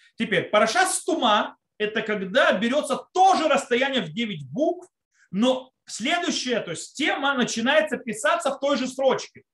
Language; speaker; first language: Russian; early bilingual, heritage; Russian